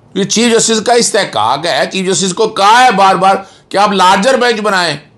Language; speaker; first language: Urdu; non-native, local second language; Punjabi